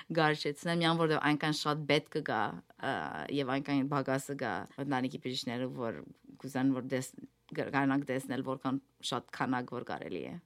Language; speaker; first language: Armenian; early bilingual, heritage; Armenian